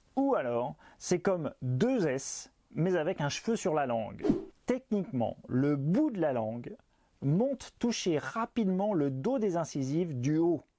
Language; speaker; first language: French; native; French